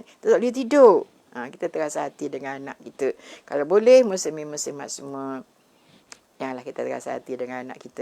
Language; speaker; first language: Malay; native; Malay